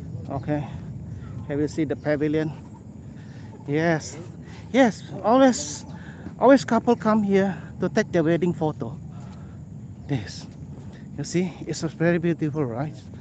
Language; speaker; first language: English; non-native, local second language; Malay